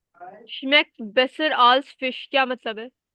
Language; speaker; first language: German; non-native, fluent; Urdu